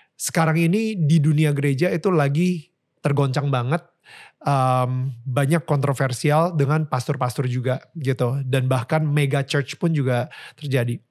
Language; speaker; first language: Indonesian; native; Indonesian